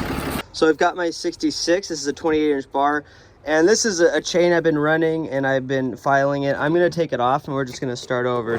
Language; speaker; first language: English; native; English